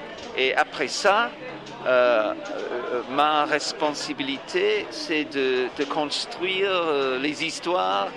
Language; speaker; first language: French; non-native, fluent; English